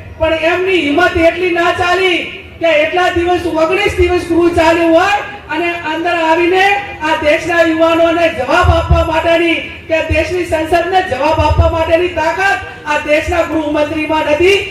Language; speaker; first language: Gujarati; native; Gujarati